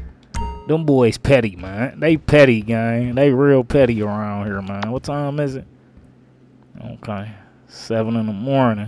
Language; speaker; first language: English; native; English